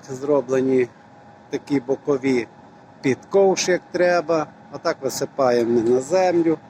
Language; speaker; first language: Ukrainian; native; Ukrainian